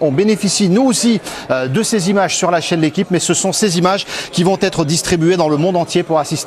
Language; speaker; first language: French; native; French